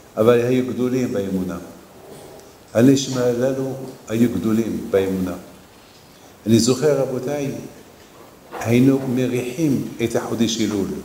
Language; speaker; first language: Hebrew; non-native, fluent; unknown